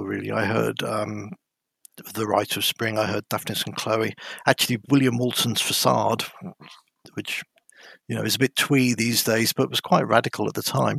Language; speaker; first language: English; native; English